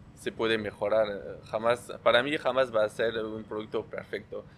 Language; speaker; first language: Spanish; non-native, fluent; French